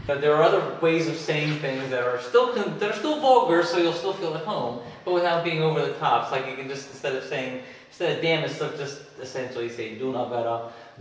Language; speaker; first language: English; native; English